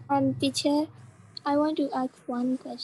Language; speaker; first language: English; non-native, learner; Burmese